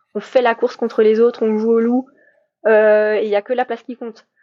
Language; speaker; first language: French; native; French